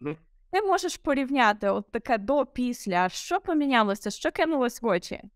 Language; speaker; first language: Ukrainian; native; Ukrainian